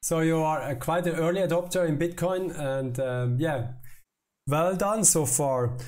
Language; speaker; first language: English; non-native, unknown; German